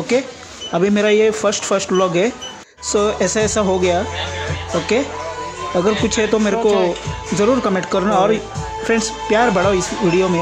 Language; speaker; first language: Hindi; non-native, local second language; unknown